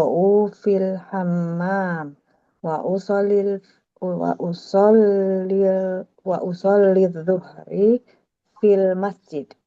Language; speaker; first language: Arabic; non-native, learner; Indonesian